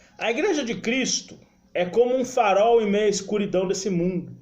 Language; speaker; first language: Portuguese; native; Portuguese